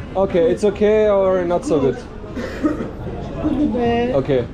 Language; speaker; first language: English; non-native, fluent; German